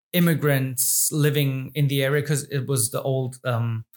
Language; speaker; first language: English; non-native, fluent; German